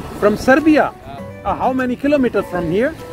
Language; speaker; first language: English; non-native, local second language; Urdu